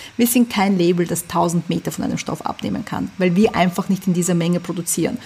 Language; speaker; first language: German; early bilingual, other home language; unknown